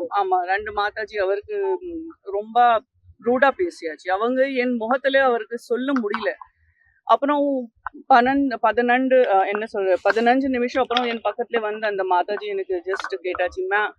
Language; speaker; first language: Tamil; non-native, fluent; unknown